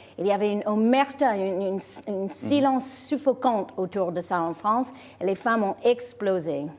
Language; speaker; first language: French; non-native, fluent; English